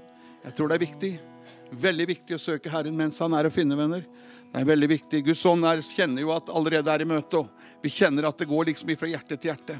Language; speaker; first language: Norwegian; native; Norwegian